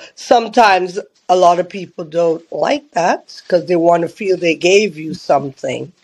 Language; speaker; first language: English; native; English